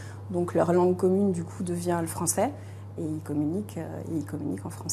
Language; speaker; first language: French; native; French